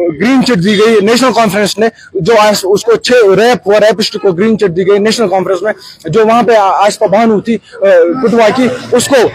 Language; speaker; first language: Hindi; non-native, local second language; Kashmiri